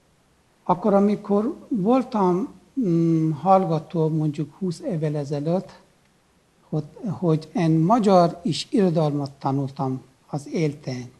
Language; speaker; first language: Hungarian; non-native, learner; Persian